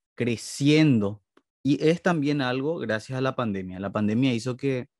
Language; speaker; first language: Spanish; native; Spanish